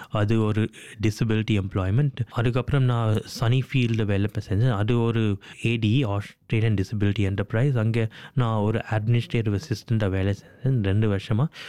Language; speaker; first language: Tamil; early bilingual, heritage; English